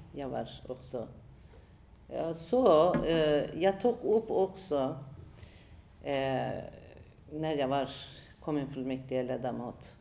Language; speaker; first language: Swedish; non-native, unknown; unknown